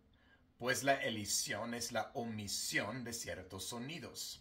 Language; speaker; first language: Spanish; non-native, fluent; English